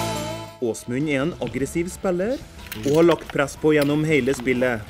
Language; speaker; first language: Norwegian; native; Norwegian